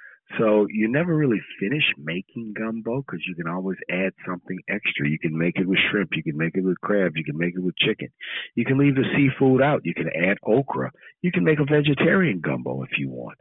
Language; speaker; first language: English; native; English